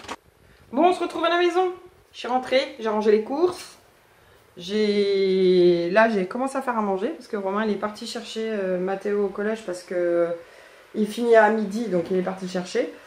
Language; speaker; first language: French; native; French